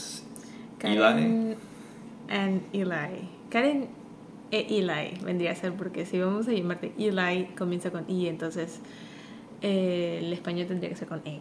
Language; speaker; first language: Spanish; early bilingual, heritage; Spanish